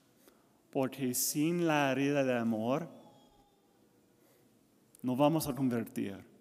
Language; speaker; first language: Spanish; non-native, learner; English